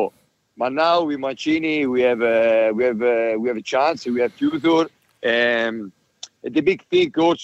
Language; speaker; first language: English; non-native, learner; Italian